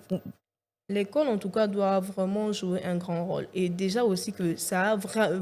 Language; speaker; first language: French; non-native, local second language; Lingala